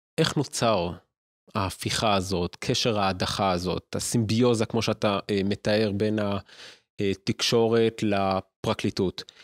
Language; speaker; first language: Hebrew; native; Hebrew